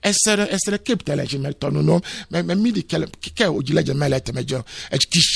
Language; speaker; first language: Hungarian; non-native, learner; Yoruba